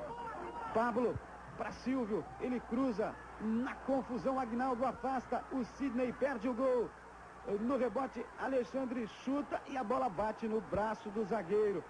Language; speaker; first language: Portuguese; native; Portuguese